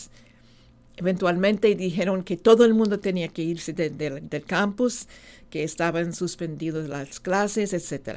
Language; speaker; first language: Spanish; non-native, fluent; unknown